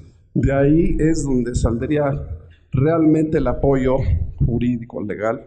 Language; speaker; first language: Spanish; native; Spanish